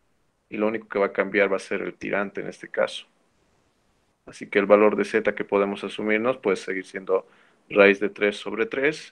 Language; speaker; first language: Spanish; native; Spanish